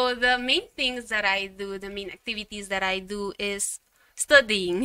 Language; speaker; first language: English; non-native, local second language; Filipino